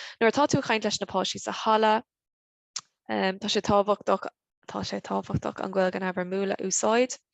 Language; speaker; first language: Irish; non-native, local second language; English